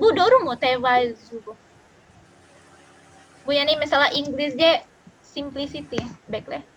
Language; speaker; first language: Turkish; non-native, learner; Indonesian